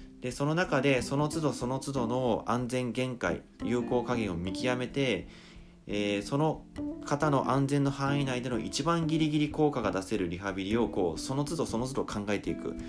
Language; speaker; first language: Japanese; native; Japanese